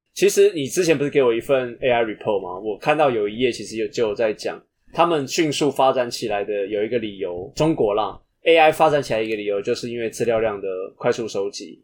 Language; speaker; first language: Chinese; native; Chinese